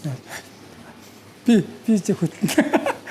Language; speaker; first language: Mongolian; native; Mongolian